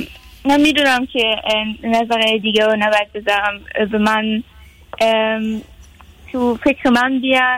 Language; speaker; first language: Persian; early bilingual, heritage; Persian